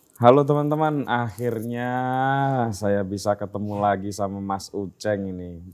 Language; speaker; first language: Indonesian; native; Indonesian